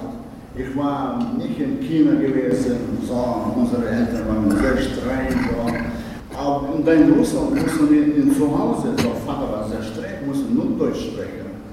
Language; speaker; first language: German; non-native, learner; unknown